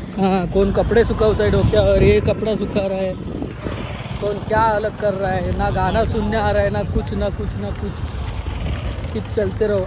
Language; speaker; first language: Hindi; non-native, local second language; Marathi